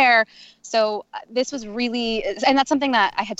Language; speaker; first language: English; native; English